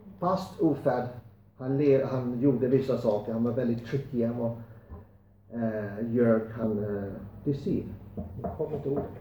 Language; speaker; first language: Swedish; non-native, fluent; English